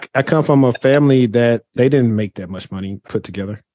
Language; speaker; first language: English; native; English